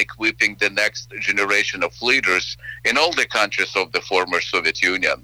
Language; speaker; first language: English; non-native, fluent; Ukrainian